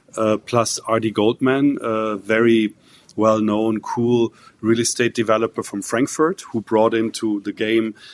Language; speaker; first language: English; non-native, fluent; German